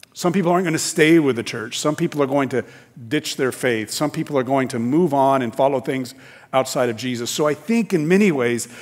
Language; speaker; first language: English; native; English